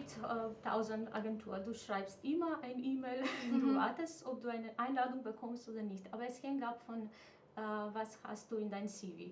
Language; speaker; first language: German; non-native, fluent; Macedonian